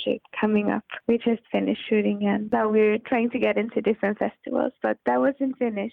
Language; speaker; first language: English; non-native, fluent; Finnish